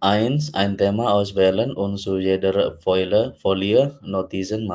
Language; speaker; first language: German; non-native, learner; Indonesian